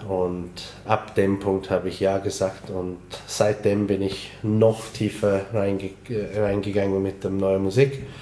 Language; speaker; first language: German; non-native, fluent; English